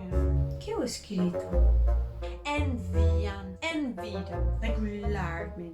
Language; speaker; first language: Portuguese; non-native, learner; Danish